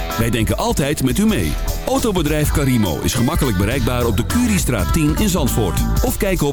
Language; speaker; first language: Dutch; native; Dutch